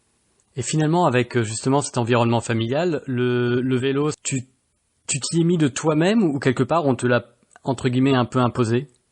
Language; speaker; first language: French; native; French